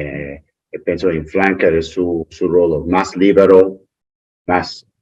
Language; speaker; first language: Spanish; non-native, learner; English